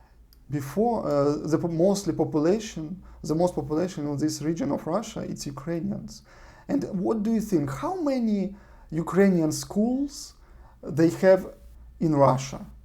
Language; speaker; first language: English; non-native, learner; Russian